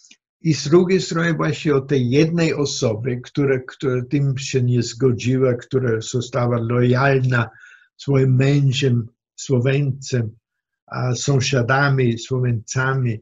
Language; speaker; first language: Polish; non-native, fluent; German